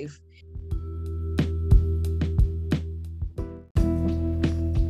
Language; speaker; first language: English; native; English